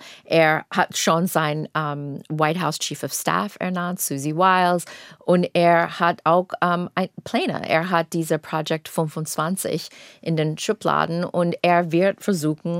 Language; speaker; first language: German; non-native, fluent; English